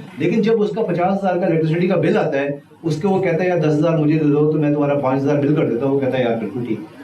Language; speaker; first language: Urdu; non-native, local second language; Punjabi